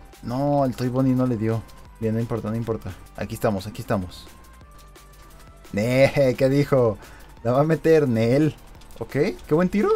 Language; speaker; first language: Spanish; native; Spanish